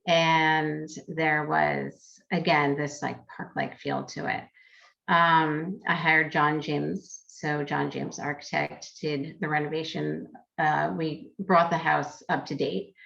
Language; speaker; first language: English; native; English